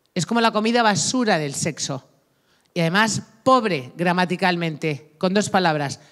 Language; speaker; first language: Spanish; native; Spanish